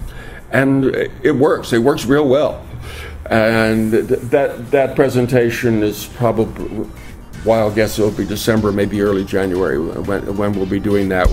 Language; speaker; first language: English; native; English